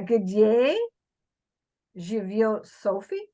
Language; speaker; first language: Russian; non-native, fluent; English